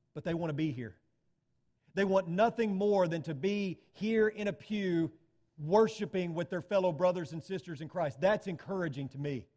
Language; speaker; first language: English; native; English